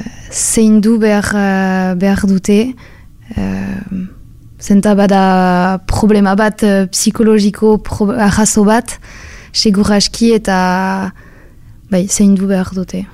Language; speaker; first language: Basque; non-native, local second language; French